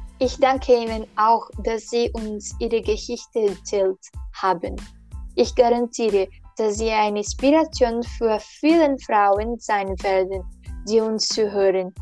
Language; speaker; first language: German; non-native, learner; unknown